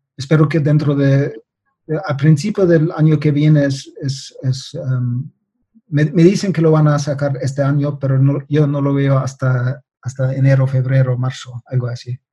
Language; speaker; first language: Spanish; non-native, fluent; German